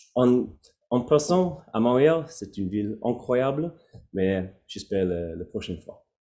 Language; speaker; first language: French; non-native, learner; English